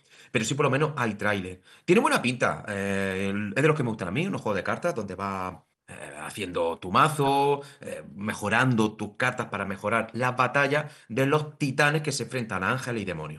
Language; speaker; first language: Spanish; native; Spanish